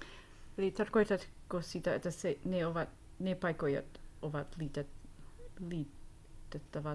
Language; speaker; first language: Finnish; non-native, learner; English